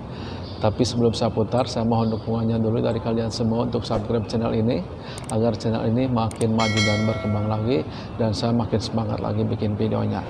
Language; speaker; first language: Indonesian; native; Indonesian